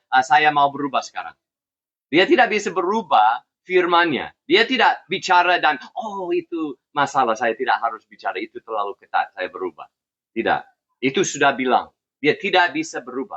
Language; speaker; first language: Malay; non-native, fluent; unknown